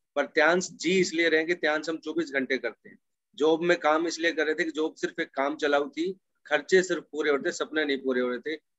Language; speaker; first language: Hindi; native; Hindi